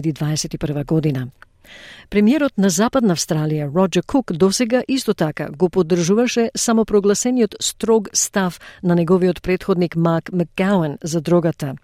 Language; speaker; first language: Macedonian; native; Macedonian